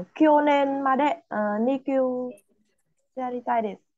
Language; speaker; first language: Japanese; non-native, learner; Vietnamese